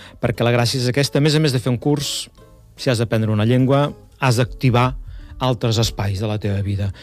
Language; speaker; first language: Catalan; native; Catalan